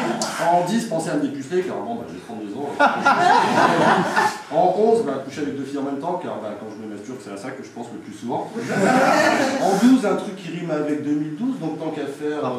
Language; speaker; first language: French; native; French